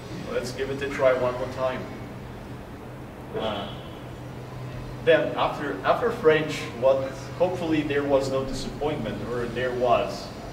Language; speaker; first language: English; non-native, fluent; Ukrainian